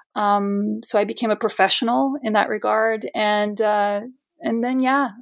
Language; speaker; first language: English; non-native, fluent; Portuguese